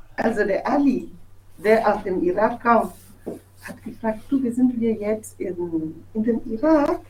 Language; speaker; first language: German; non-native, fluent; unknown